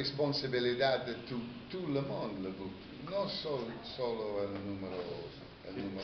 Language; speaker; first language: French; non-native, learner; Spanish